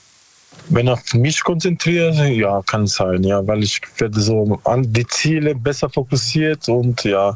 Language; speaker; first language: German; non-native, learner; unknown